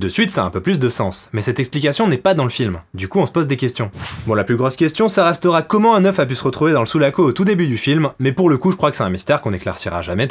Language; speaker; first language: French; native; French